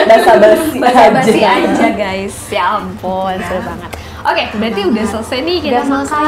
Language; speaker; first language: Indonesian; native; Indonesian